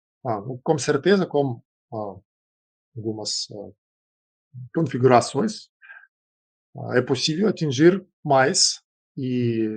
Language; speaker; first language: Portuguese; non-native, fluent; Russian